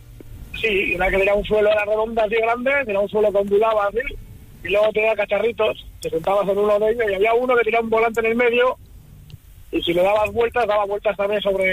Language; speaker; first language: Spanish; native; Spanish